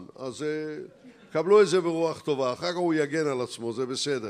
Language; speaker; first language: Hebrew; native; Hebrew